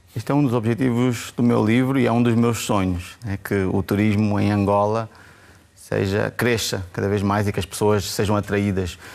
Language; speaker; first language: Portuguese; native; Portuguese